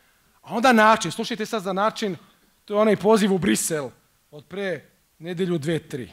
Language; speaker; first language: Croatian; native; Croatian